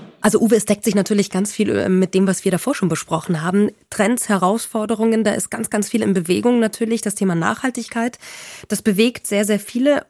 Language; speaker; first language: German; native; German